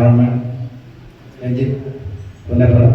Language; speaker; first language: Malayalam; native; Malayalam